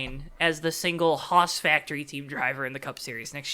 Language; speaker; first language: English; native; English